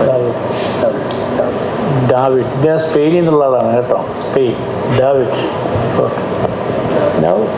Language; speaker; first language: English; non-native, local second language; Malayalam